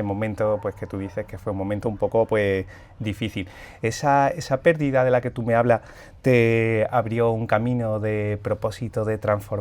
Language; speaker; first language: Spanish; native; Spanish